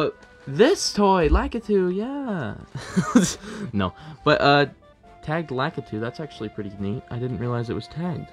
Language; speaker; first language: English; native; English